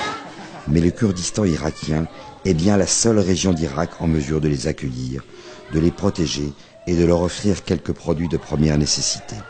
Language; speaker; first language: French; native; French